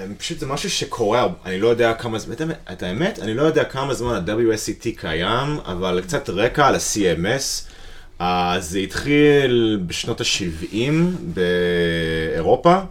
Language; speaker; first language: Hebrew; non-native, fluent; English